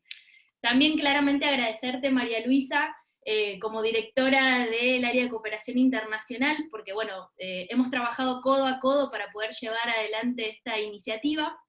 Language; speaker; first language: Spanish; native; Spanish